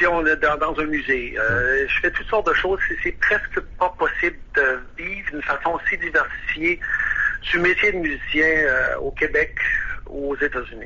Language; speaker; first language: French; native; French